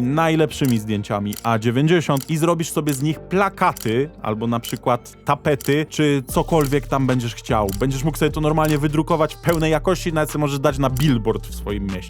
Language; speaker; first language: Polish; native; Polish